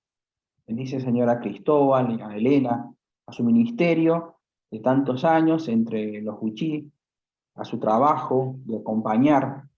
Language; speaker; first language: Spanish; native; Spanish